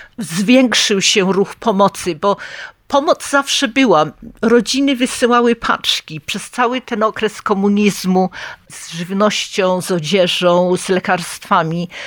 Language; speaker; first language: Polish; early bilingual, heritage; Polish